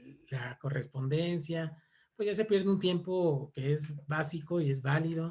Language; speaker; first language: Spanish; native; Spanish